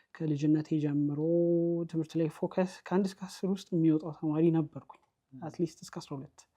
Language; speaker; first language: Amharic; native; Amharic